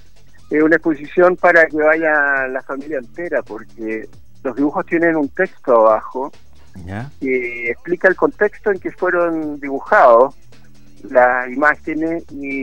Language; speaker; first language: Spanish; native; Spanish